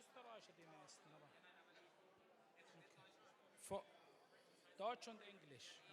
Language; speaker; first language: German; non-native, learner; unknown